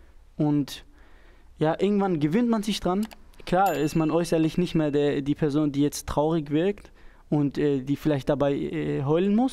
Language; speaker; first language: German; early bilingual, other home language; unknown